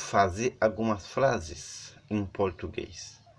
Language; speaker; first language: Portuguese; non-native, learner; Haitian Creole